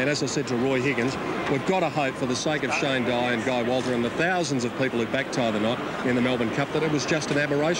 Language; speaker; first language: English; native; English